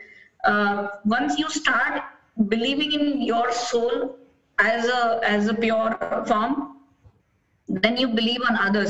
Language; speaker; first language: English; non-native, local second language; Marathi